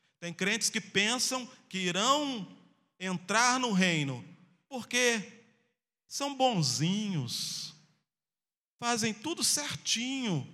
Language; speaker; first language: Portuguese; native; Portuguese